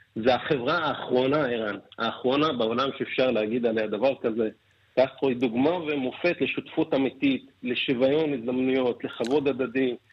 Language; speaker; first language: Hebrew; non-native, local second language; Arabic